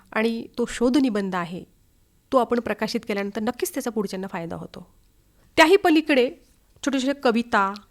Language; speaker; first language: Marathi; native; Marathi